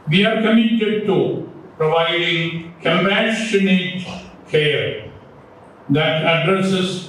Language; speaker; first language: English; non-native, local second language; Malayalam